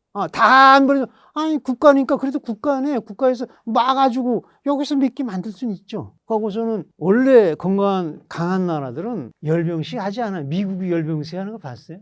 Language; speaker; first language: Korean; native; Korean